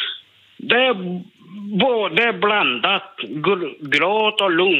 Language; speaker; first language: Swedish; non-native, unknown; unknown